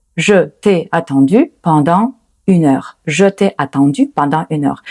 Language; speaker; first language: French; non-native, fluent; Ukrainian